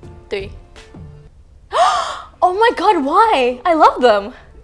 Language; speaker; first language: English; early bilingual, other home language; Indonesian